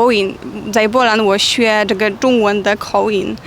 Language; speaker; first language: Chinese; non-native, learner; Polish